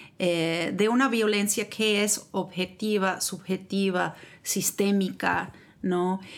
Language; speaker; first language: Spanish; non-native, fluent; English